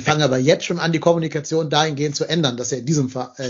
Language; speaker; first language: German; native; German